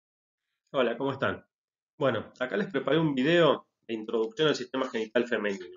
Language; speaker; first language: Spanish; native; Spanish